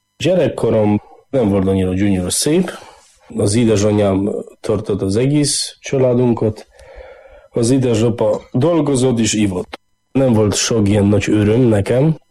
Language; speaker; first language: Hungarian; non-native, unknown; Polish